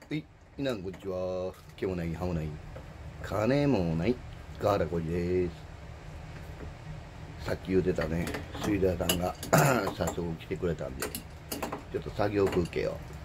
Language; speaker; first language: Japanese; native; Japanese